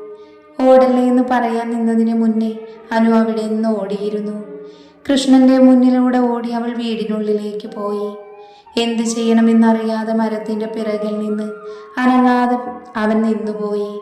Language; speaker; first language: Malayalam; native; Malayalam